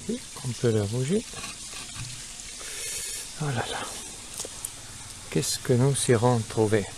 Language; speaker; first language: French; non-native, fluent; Spanish